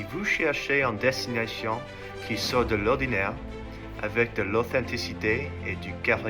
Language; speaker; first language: French; non-native, learner; English